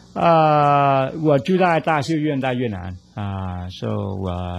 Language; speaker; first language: Chinese; non-native, learner; Vietnamese